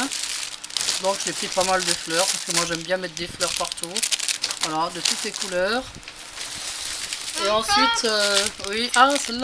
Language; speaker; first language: French; native; French